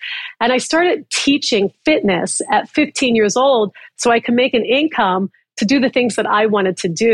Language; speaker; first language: English; native; English